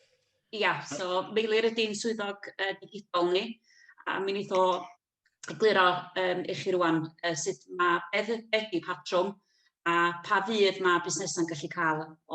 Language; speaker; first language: Welsh; native; Welsh